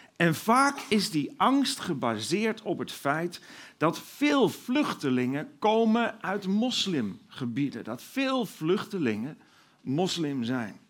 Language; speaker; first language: Dutch; native; Dutch